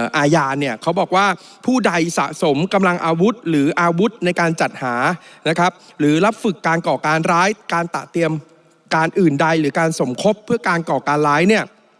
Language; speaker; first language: Thai; native; Thai